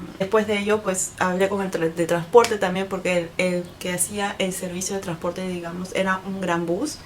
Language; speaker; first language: Spanish; native; Spanish